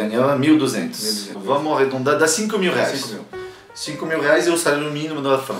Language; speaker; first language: Portuguese; non-native, fluent; French